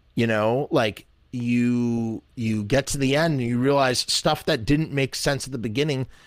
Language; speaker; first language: English; native; English